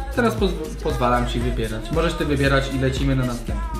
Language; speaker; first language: Polish; non-native, fluent; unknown